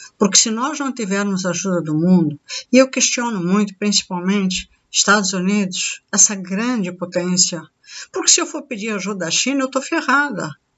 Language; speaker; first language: Portuguese; native; Portuguese